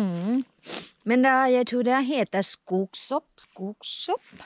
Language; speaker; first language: Norwegian; non-native, learner; Thai